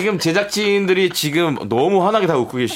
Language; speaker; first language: Korean; native; Korean